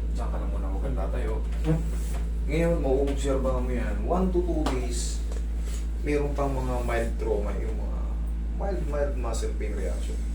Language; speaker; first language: Filipino; native; Filipino